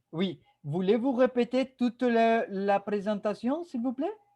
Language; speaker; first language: French; non-native, fluent; Spanish